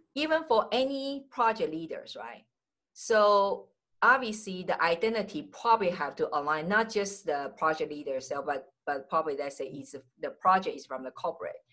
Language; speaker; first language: English; non-native, fluent; Chinese